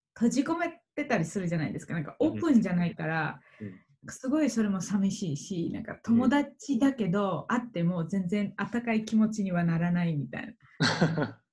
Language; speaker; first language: Japanese; non-native, fluent; Georgian